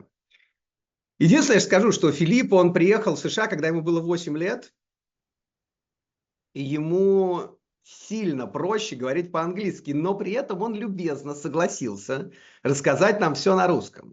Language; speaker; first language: Russian; native; Russian